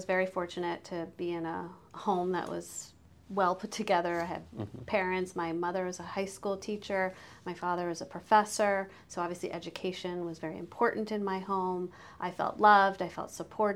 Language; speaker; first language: English; native; English